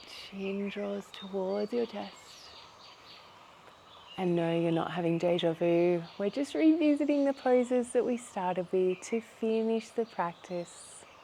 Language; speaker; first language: English; native; English